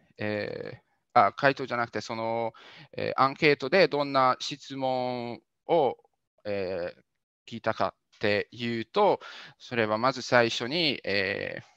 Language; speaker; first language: Japanese; non-native, fluent; Hungarian